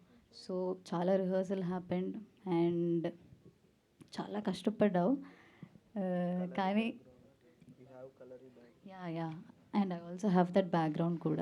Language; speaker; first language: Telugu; non-native, learner; Malayalam